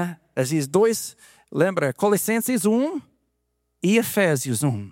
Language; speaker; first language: Portuguese; non-native, fluent; English